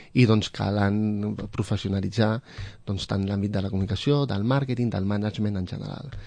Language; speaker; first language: Catalan; non-native, local second language; Spanish